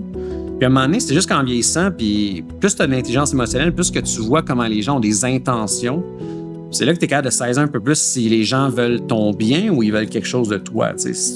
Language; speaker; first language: French; native; French